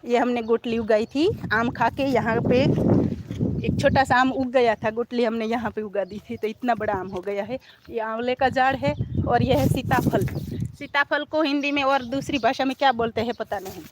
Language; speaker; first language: Hindi; non-native, local second language; Gujarati